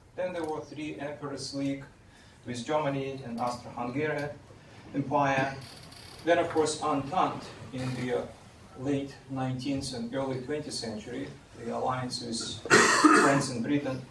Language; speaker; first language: English; non-native, fluent; Russian